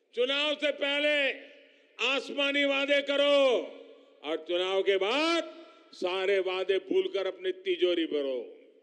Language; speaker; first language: Hindi; non-native, local second language; Gujarati